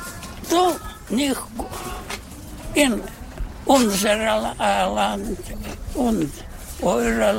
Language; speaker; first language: German; non-native, learner; Russian